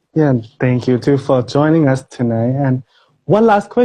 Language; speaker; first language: English; non-native, fluent; Thai